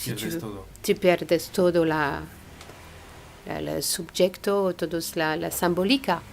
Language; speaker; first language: Spanish; non-native, learner; French